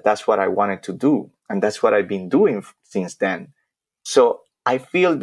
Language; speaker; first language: English; non-native, fluent; Spanish